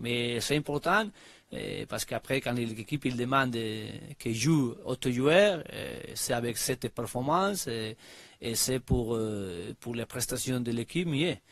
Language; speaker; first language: French; non-native, learner; Spanish